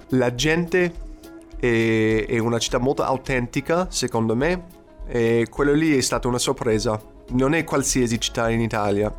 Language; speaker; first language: Italian; non-native, fluent; English